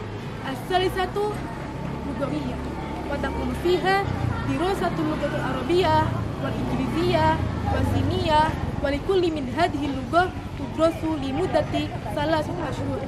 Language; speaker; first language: Arabic; non-native, learner; Indonesian